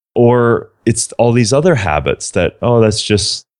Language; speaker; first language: English; native; English